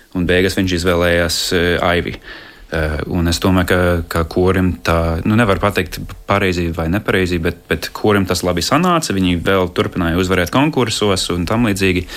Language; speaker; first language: Latvian; non-native, fluent; English